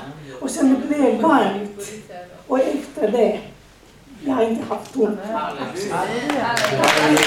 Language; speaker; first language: Swedish; non-native, learner; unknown